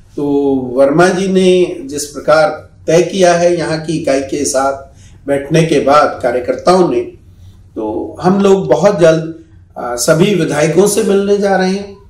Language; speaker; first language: Hindi; native; Hindi